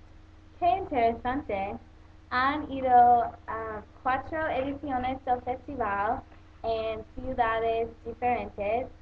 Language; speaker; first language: Spanish; non-native, learner; English